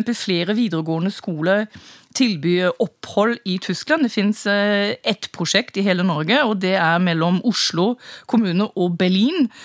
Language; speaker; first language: Norwegian; non-native, fluent; German